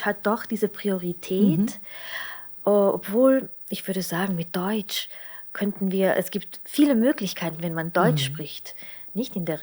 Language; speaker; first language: German; non-native, fluent; Slovenian